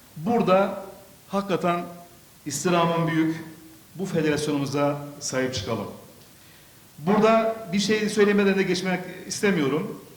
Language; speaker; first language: Turkish; early bilingual, other home language; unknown